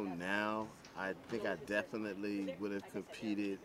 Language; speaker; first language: English; native; English